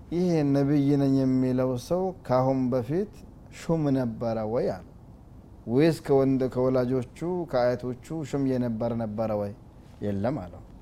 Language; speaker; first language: Amharic; native; Amharic